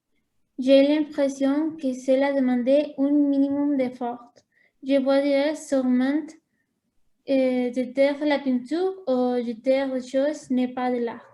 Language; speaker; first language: French; non-native, learner; Spanish